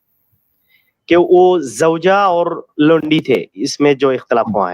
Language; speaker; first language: Hindi; non-native, learner; Bangla